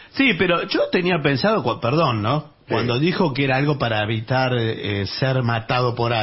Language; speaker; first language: Spanish; native; Spanish